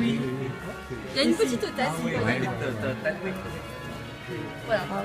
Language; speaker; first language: French; native; French